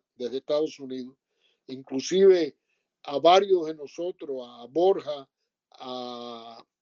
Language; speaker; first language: Spanish; native; Spanish